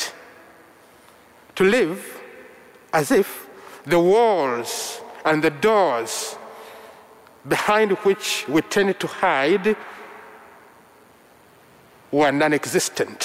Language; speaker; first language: English; non-native, local second language; Ganda